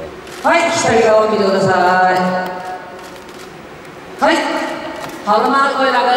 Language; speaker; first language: Japanese; non-native, learner; Chinese